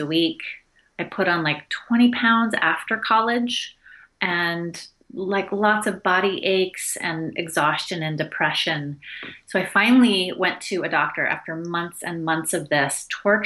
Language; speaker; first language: English; native; English